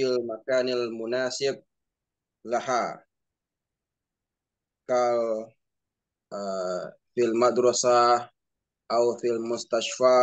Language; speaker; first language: Arabic; non-native, learner; Indonesian